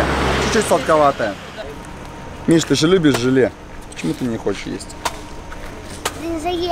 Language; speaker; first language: Russian; native; Russian